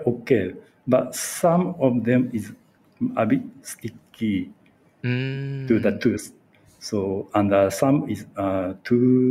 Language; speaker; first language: English; non-native, learner; Japanese